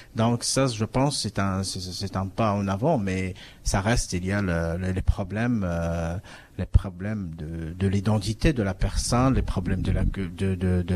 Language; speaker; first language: French; non-native, local second language; Arabic